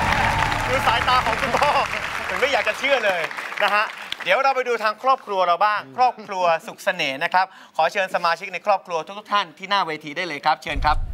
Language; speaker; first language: Thai; native; Thai